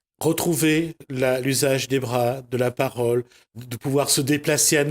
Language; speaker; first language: French; native; French